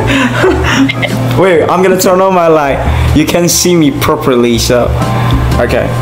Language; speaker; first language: English; non-native, local second language; Filipino